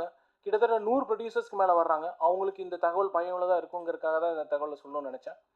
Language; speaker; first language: Tamil; native; Tamil